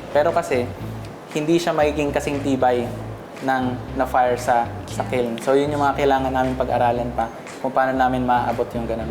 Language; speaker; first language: Filipino; native; Filipino